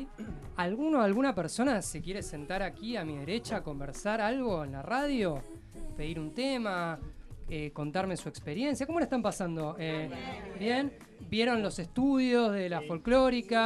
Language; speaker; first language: Spanish; native; Spanish